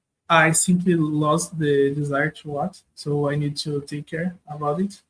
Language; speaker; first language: English; non-native, learner; Portuguese